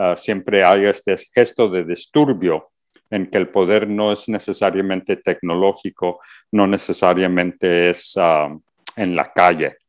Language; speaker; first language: Spanish; early bilingual, heritage; Spanish